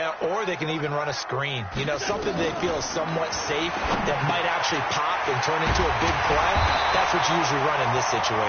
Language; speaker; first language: English; native; English